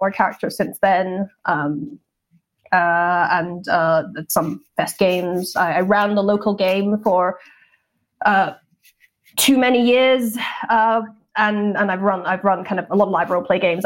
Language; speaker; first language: English; non-native, local second language; Cantonese